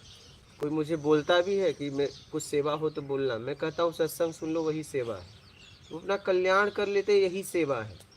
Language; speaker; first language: Hindi; native; Hindi